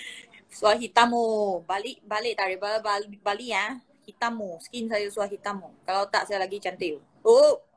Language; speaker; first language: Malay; non-native, local second language; Chinese